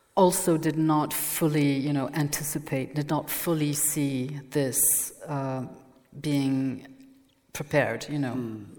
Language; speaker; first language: English; non-native, fluent; French